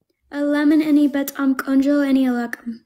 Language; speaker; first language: Amharic; non-native, learner; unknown